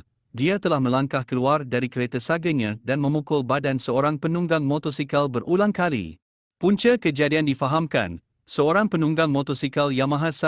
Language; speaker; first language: Malay; native; Malay